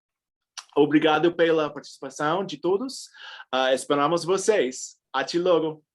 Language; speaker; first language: Portuguese; non-native, fluent; English